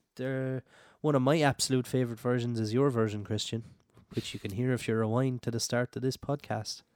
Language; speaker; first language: English; native; English